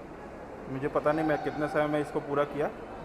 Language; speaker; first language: Hindi; native; Hindi